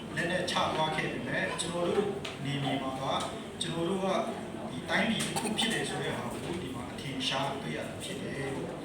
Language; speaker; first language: Burmese; non-native, local second language; Kachin